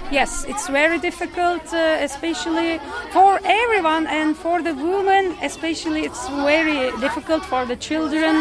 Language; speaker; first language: English; non-native, learner; Turkish